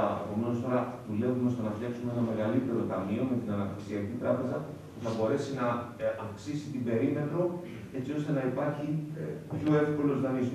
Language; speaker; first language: Greek; native; Greek